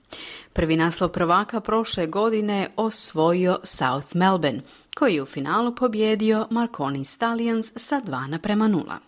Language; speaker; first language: Croatian; native; Croatian